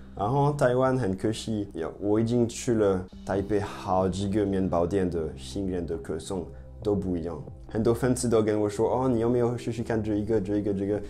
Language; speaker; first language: Chinese; non-native, fluent; French